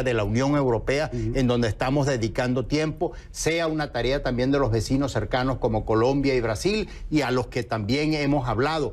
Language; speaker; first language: Spanish; native; Spanish